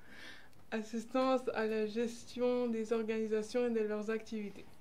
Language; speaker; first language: French; native; French